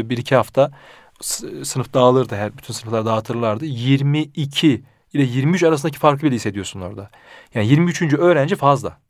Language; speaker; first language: Turkish; early bilingual, heritage; Turkish